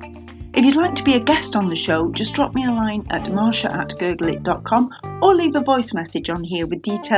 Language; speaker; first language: English; native; English